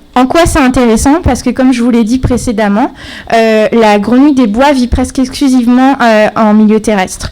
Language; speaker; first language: French; native; French